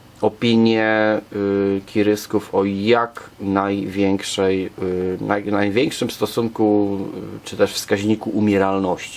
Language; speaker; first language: Polish; native; Polish